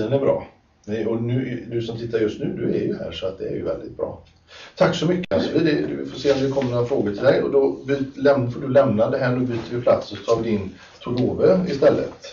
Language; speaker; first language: Swedish; native; Swedish